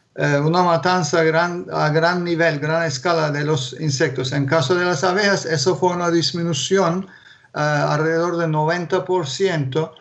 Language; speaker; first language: Spanish; non-native, fluent; Turkish